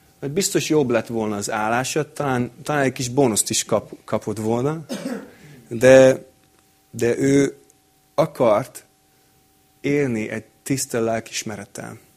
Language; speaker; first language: Hungarian; non-native, fluent; English